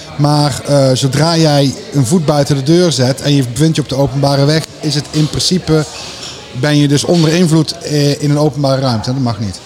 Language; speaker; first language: Dutch; native; Dutch